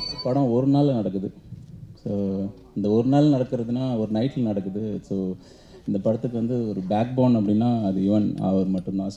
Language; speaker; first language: Tamil; native; Tamil